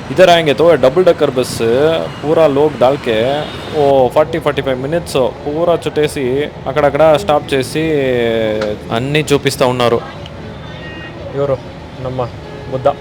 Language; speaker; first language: Telugu; non-native, learner; Kannada